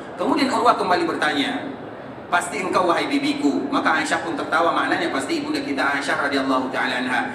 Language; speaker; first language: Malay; native; Malay